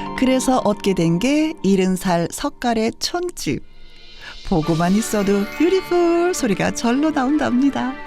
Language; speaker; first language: Korean; native; Korean